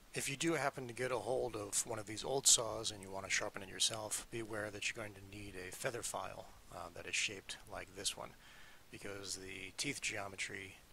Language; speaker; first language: English; native; English